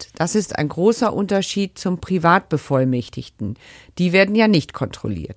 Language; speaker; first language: German; native; German